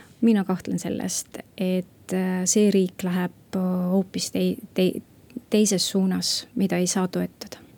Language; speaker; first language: Estonian; non-native, local second language; Russian